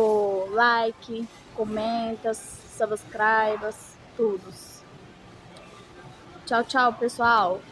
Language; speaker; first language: Portuguese; non-native, learner; Persian